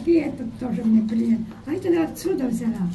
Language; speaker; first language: Russian; non-native, fluent; Estonian